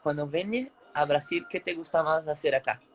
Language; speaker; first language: Spanish; non-native, fluent; Portuguese